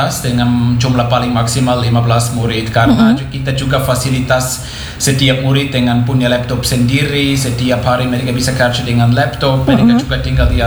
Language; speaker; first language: Indonesian; non-native, fluent; Swiss German